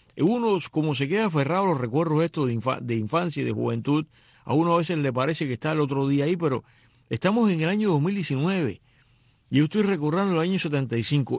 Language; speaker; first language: Spanish; native; Spanish